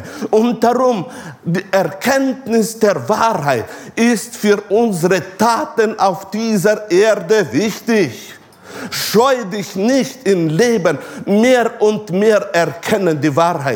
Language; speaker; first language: German; non-native, fluent; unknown